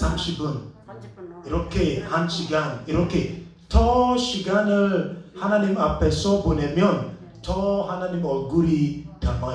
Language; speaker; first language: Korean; non-native, learner; English